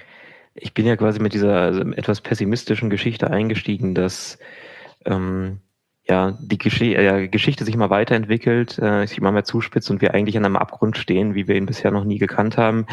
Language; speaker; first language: German; native; German